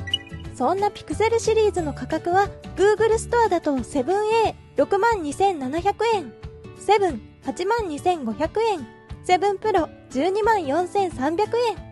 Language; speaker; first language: Japanese; native; Japanese